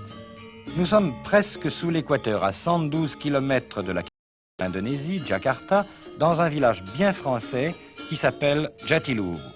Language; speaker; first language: French; native; French